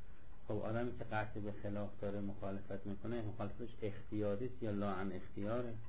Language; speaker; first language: Persian; native; Persian